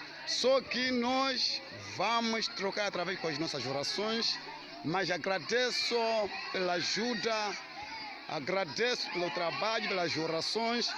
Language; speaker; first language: Portuguese; non-native, fluent; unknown